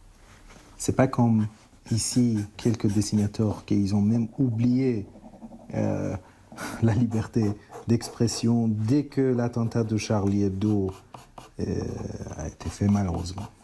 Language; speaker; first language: French; non-native, fluent; Persian